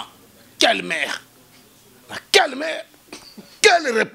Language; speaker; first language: French; non-native, local second language; Lingala